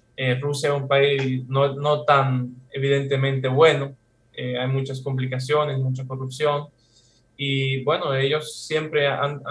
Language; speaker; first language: Spanish; non-native, fluent; Russian